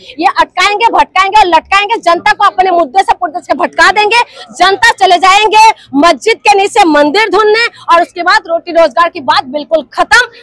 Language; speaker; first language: Hindi; non-native, local second language; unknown